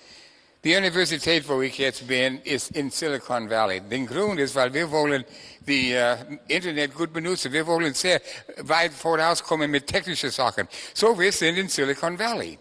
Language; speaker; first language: German; non-native, fluent; English